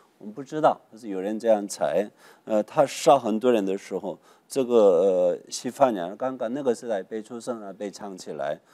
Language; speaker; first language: Chinese; non-native, fluent; Korean